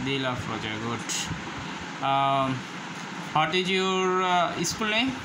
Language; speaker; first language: English; non-native, local second language; Bangla